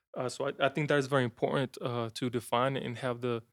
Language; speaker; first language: English; non-native, fluent; Spanish